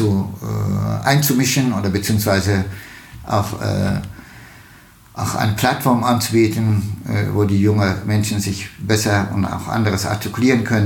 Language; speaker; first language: German; non-native, fluent; Turkish